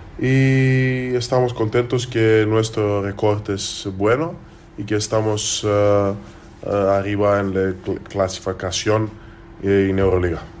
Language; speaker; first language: Spanish; non-native, learner; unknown